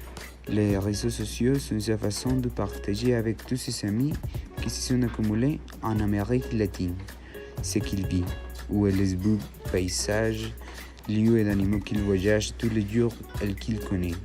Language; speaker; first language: French; non-native, learner; Spanish